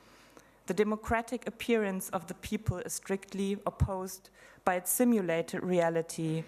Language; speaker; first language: English; non-native, fluent; German